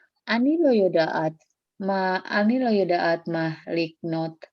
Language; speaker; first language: Hebrew; non-native, learner; Indonesian